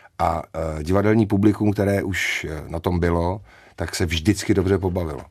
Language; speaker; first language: Czech; native; Czech